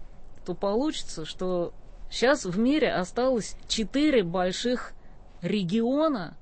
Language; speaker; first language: Russian; native; Russian